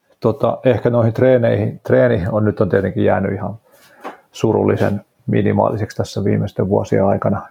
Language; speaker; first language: Finnish; native; Finnish